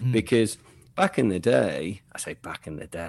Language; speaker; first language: English; native; English